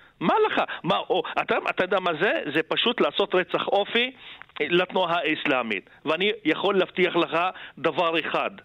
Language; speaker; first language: Hebrew; non-native, local second language; Arabic